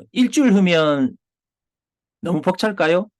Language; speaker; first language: Korean; native; Korean